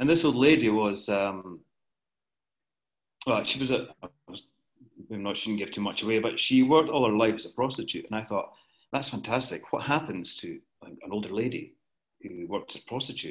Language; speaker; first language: English; native; English